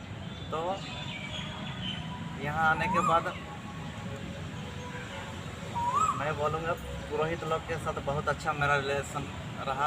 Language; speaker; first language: Hindi; non-native, local second language; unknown